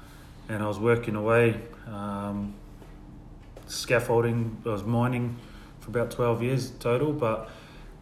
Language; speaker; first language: English; native; English